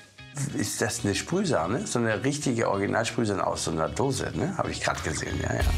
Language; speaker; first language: German; native; German